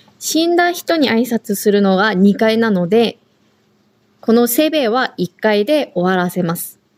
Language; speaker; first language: Japanese; non-native, fluent; Korean